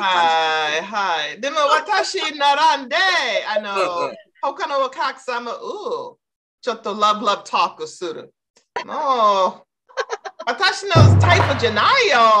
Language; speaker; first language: Japanese; non-native, learner; English